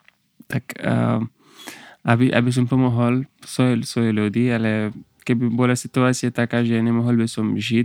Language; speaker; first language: Slovak; non-native, learner; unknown